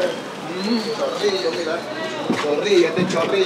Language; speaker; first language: Spanish; native; Spanish